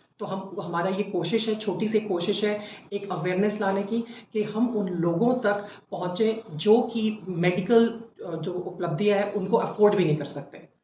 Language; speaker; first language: Hindi; native; Hindi